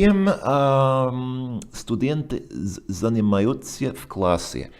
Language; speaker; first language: Russian; non-native, fluent; English